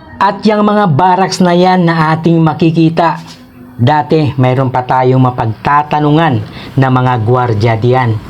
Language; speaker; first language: Filipino; non-native, local second language; Hiligaynon